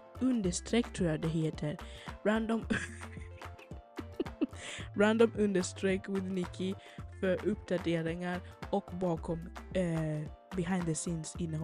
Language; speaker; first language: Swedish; early bilingual, other home language; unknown